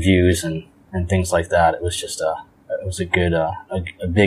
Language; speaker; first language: English; native; English